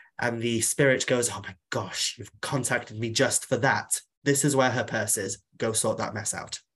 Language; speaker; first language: English; non-native, local second language; Welsh